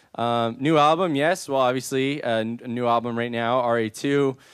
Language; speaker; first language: English; native; English